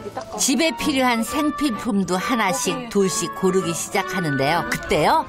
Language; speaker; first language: Korean; native; Korean